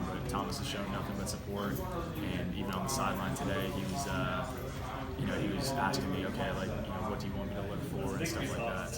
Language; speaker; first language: English; native; English